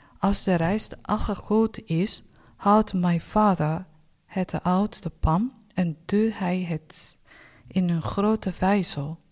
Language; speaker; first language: Dutch; non-native, fluent; Japanese